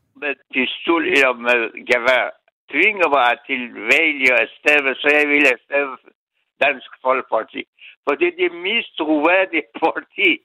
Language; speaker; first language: Danish; non-native, learner; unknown